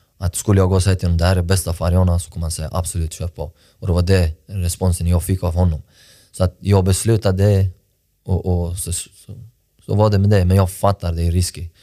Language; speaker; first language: Swedish; early bilingual, other home language; Persian